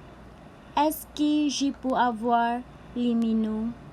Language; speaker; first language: French; non-native, learner; Cebuano